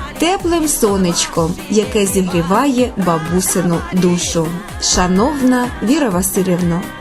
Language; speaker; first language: Ukrainian; native; Ukrainian